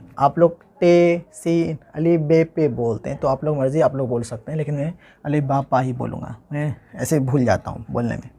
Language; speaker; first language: Hindi; native; Hindi